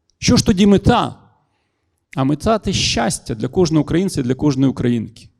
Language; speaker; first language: Ukrainian; non-native, local second language; Russian